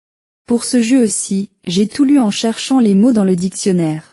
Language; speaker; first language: French; non-native, learner; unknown